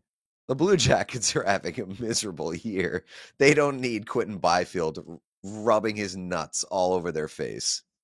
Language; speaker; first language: English; native; English